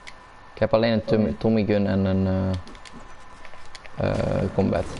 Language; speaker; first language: Dutch; native; Dutch